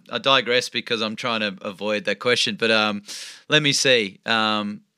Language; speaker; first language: English; native; English